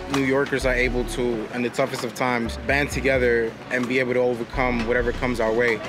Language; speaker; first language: English; native; English